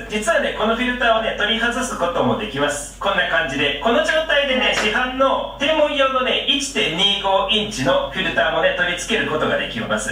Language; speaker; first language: Japanese; native; Japanese